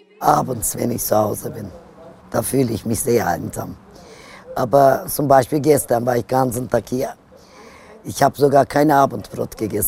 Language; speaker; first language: German; non-native, fluent; Turkish